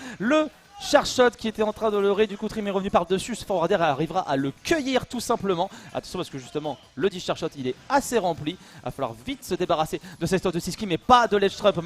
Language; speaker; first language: French; native; French